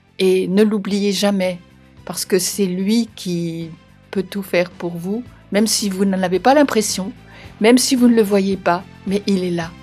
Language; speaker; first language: French; native; French